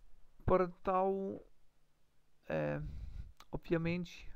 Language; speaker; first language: Spanish; non-native, learner; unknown